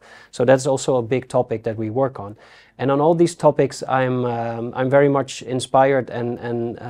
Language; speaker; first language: English; non-native, fluent; Dutch